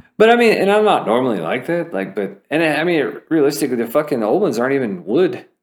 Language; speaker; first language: English; native; English